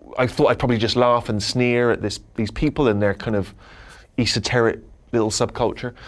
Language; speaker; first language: English; native; English